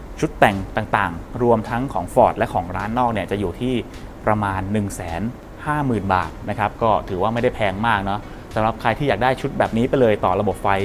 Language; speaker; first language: Thai; native; Thai